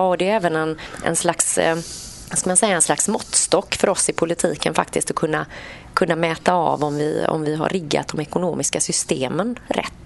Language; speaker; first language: Swedish; native; Swedish